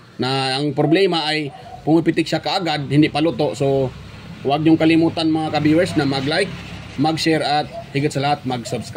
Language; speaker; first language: Filipino; native; Filipino